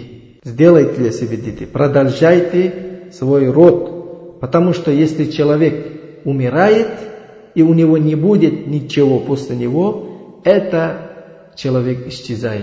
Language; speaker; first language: Russian; non-native, learner; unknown